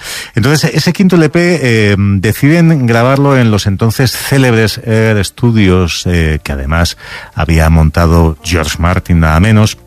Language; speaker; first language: Spanish; native; Spanish